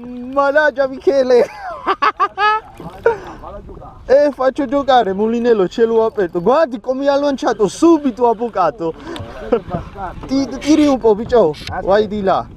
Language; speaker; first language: Italian; non-native, learner; Georgian